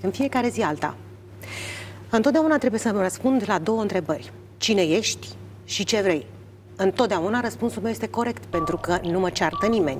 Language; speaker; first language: Romanian; native; Romanian